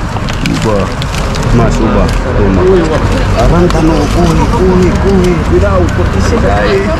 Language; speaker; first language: Spanish; non-native, learner; Filipino